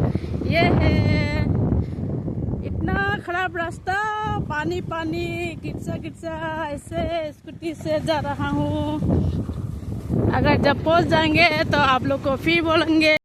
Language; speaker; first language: Hindi; non-native, local second language; Assamese